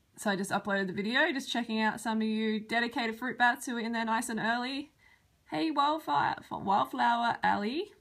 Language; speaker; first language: English; native; English